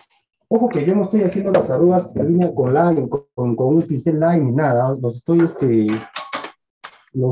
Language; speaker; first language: Spanish; native; Spanish